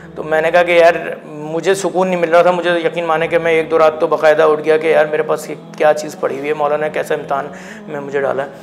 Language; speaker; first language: Urdu; native; Urdu